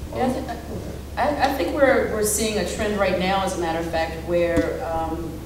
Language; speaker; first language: English; native; English